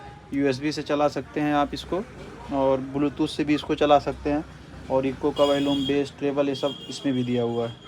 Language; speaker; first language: Hindi; native; Hindi